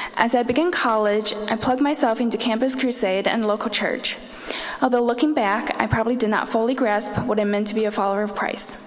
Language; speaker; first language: English; early bilingual, other home language; Chinese